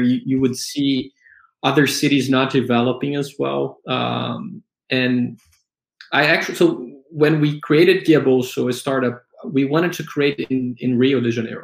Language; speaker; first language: English; non-native, fluent; Portuguese